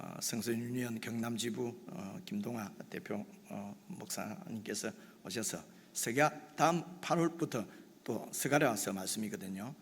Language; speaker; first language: Korean; native; Korean